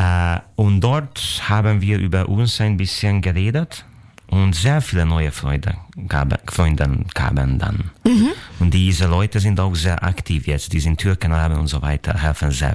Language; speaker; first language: German; non-native, fluent; Hungarian